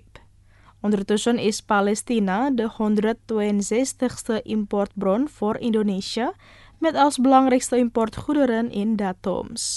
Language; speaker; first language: Dutch; non-native, fluent; Indonesian